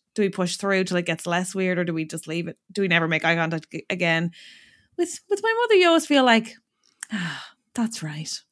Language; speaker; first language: English; native; English